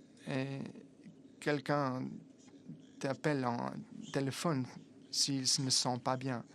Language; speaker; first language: French; non-native, fluent; Italian